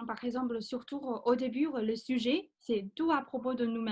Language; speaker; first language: French; non-native, fluent; Chinese